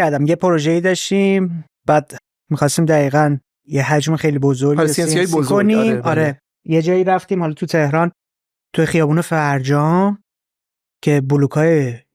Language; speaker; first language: Persian; native; Persian